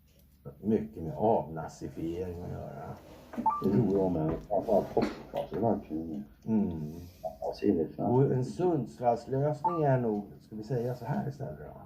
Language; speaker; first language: Swedish; native; Swedish